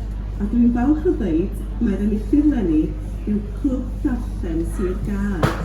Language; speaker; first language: Welsh; native; Welsh